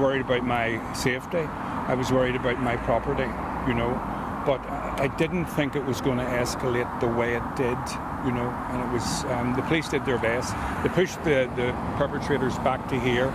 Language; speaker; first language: English; native; English